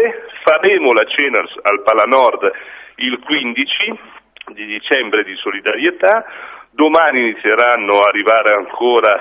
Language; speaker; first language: Italian; native; Italian